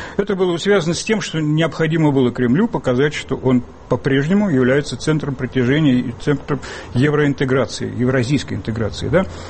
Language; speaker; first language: Russian; native; Russian